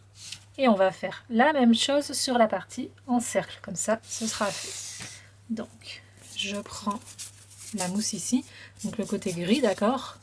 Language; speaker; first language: French; native; French